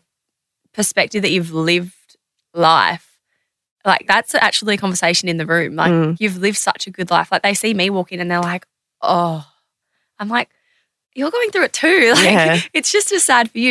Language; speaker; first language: English; native; English